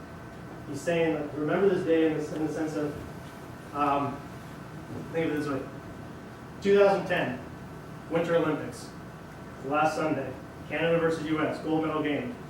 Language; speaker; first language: English; native; English